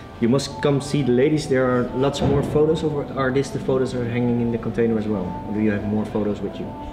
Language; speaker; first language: English; non-native, fluent; Dutch